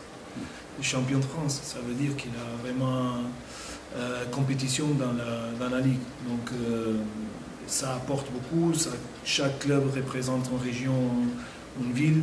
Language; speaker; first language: French; non-native, fluent; Portuguese